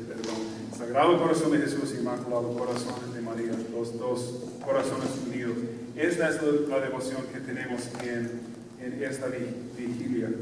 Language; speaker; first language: Spanish; non-native, fluent; English